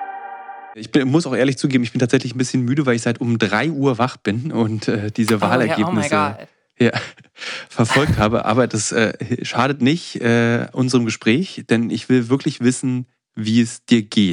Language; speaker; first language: German; native; German